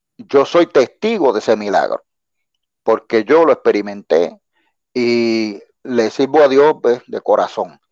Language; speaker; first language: Spanish; native; Spanish